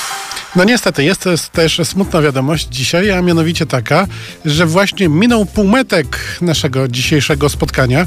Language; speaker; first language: Polish; native; Polish